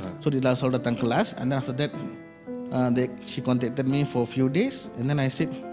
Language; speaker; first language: English; non-native, local second language; Malay